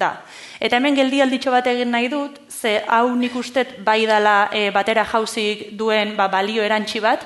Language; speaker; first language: Basque; native; Basque